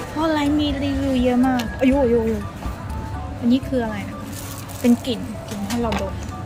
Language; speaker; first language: Thai; non-native, fluent; Chinese